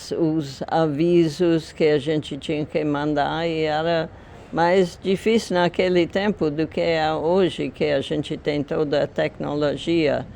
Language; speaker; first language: Portuguese; non-native, fluent; English